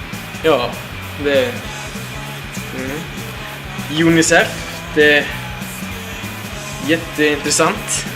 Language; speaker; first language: Swedish; non-native, learner; Icelandic